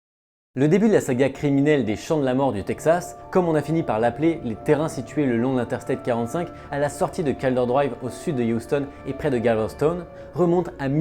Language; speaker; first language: French; native; French